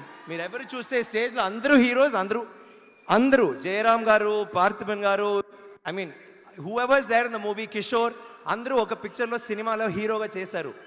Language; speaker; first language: Telugu; non-native, fluent; Tamil